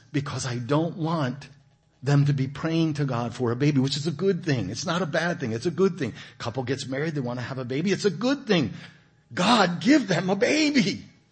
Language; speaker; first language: English; native; English